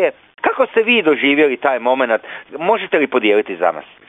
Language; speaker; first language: Croatian; native; Croatian